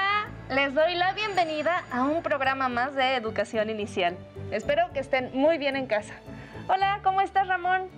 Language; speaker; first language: Spanish; native; Spanish